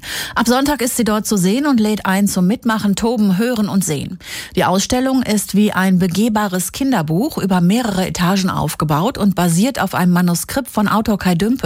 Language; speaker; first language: German; native; German